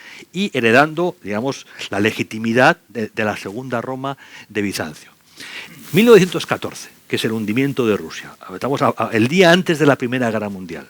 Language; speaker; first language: Spanish; native; Spanish